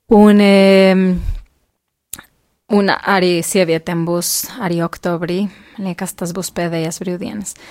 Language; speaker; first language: Latvian; non-native, fluent; Spanish